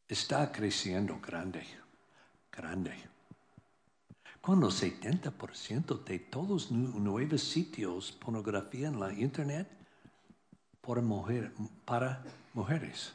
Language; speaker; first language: Spanish; non-native, learner; English